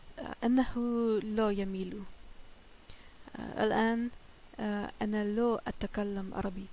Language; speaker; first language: Arabic; non-native, learner; German